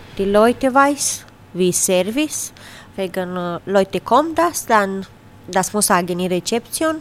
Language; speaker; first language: German; non-native, learner; Romanian